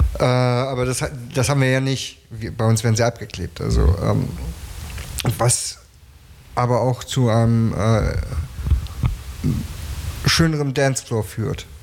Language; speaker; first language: German; native; German